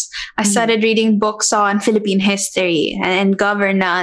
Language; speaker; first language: English; non-native, local second language; Filipino